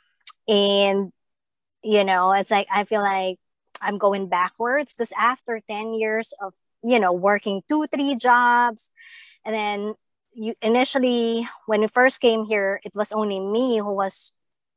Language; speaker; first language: English; non-native, local second language; Filipino